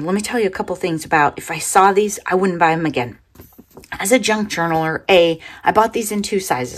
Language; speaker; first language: English; native; English